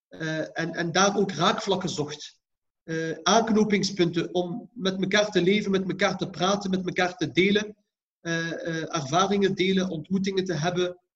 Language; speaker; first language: Dutch; early bilingual, other home language; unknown